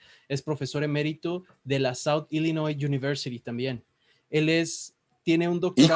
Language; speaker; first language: Spanish; native; Spanish